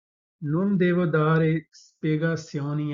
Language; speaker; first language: Italian; non-native, fluent; Urdu